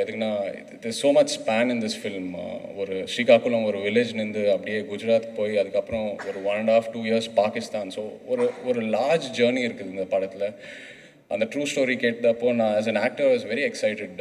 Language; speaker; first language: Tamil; non-native, local second language; Telugu